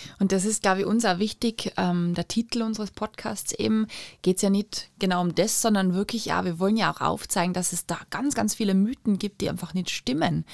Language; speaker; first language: German; native; German